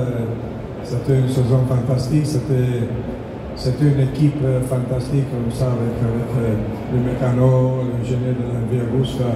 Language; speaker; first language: French; non-native, learner; Italian